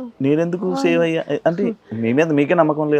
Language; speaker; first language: Telugu; native; Telugu